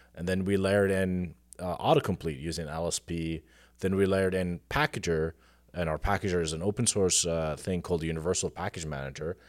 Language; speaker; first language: English; non-native, fluent; Arabic